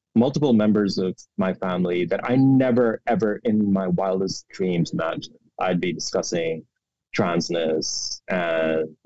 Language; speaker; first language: English; non-native, local second language; Urdu